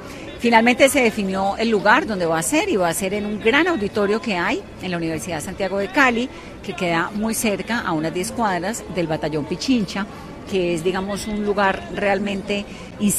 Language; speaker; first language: Spanish; native; Spanish